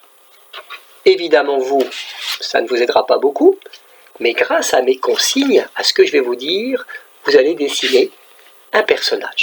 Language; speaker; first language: French; native; French